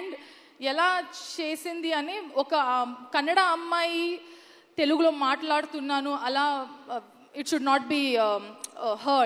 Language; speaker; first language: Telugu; non-native, learner; Kannada